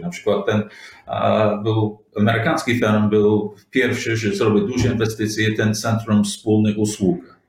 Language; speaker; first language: Polish; non-native, learner; English